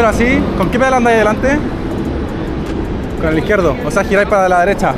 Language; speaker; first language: Spanish; native; Spanish